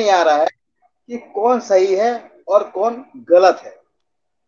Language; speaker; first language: Hindi; native; Hindi